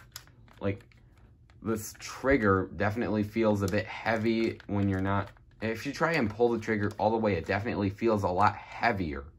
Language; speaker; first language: English; native; English